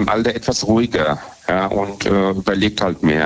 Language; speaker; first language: German; native; German